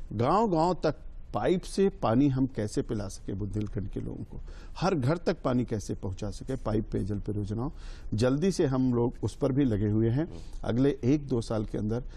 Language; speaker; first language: Hindi; native; Hindi